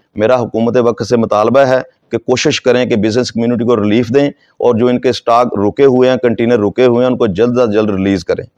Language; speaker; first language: Urdu; non-native, local second language; Saraiki